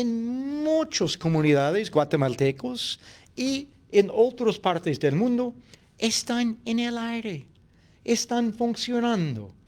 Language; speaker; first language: Spanish; non-native, fluent; English